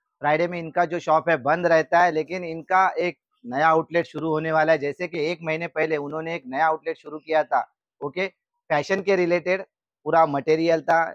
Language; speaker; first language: Hindi; non-native, local second language; Marathi